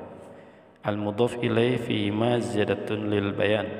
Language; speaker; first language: Arabic; non-native, fluent; Indonesian